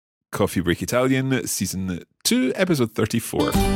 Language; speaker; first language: English; native; English